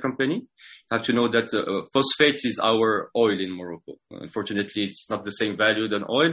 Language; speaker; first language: English; non-native, fluent; French